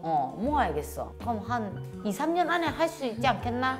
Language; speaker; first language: Korean; native; Korean